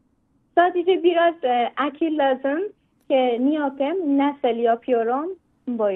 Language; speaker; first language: Turkish; non-native, learner; Persian